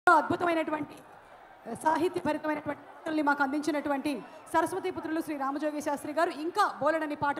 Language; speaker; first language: Telugu; native; Telugu